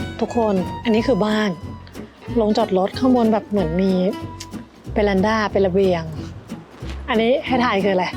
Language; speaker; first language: Thai; native; Thai